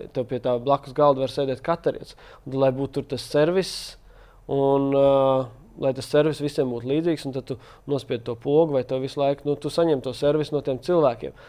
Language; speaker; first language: Latvian; native; Latvian